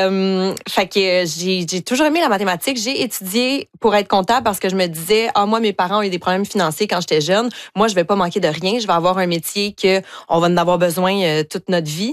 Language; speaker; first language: French; native; French